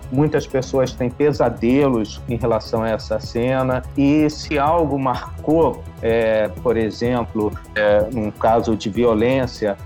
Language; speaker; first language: Portuguese; native; Portuguese